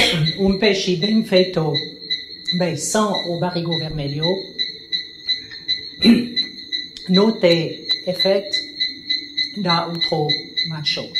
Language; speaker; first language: Portuguese; non-native, learner; French